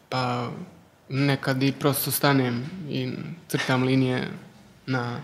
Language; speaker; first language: Serbian; early bilingual, heritage; Serbian